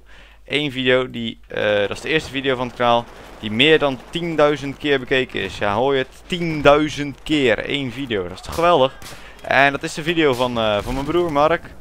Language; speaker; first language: Dutch; native; Dutch